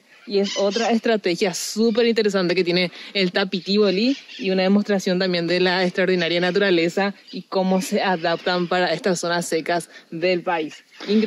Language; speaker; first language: Spanish; native; Spanish